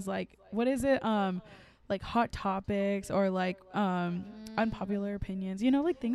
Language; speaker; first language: English; native; English